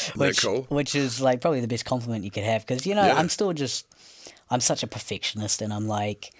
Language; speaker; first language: English; native; English